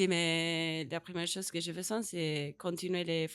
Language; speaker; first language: French; non-native, learner; Spanish